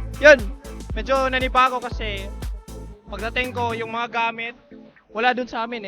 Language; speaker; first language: Filipino; non-native, local second language; Cebuano